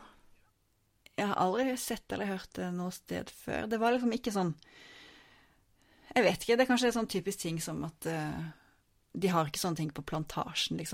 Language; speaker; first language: Norwegian; native; Norwegian